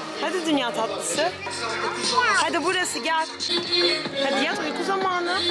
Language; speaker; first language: Turkish; native; Turkish